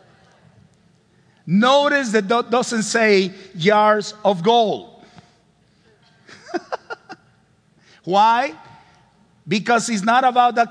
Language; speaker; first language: English; non-native, fluent; Spanish